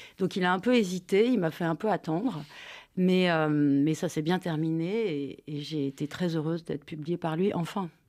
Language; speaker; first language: French; native; French